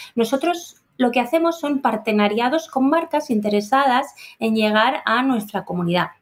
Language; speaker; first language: Spanish; native; Spanish